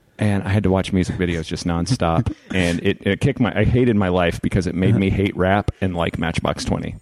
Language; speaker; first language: English; native; English